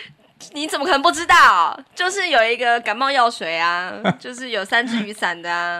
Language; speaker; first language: Chinese; native; Chinese